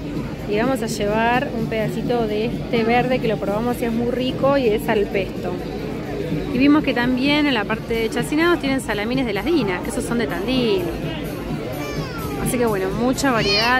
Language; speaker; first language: Spanish; native; Spanish